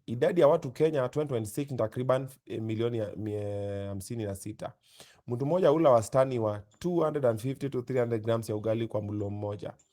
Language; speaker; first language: Swahili; native; Swahili